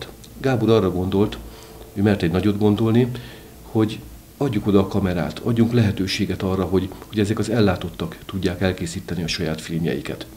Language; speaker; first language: Hungarian; native; Hungarian